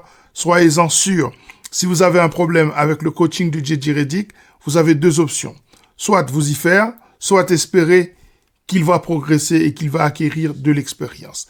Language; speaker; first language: French; native; French